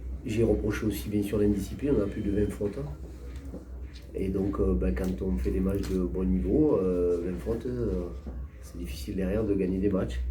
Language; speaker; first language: French; native; French